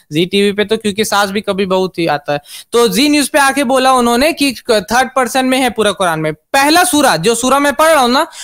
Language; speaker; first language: Hindi; native; Hindi